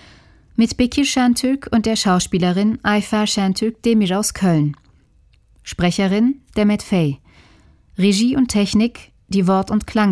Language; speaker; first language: German; native; German